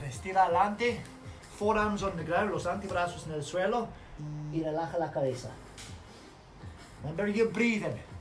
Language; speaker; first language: Spanish; non-native, learner; English